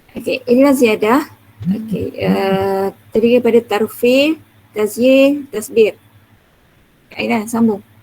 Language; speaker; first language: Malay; native; Malay